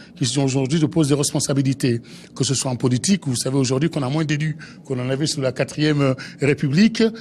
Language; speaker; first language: French; native; French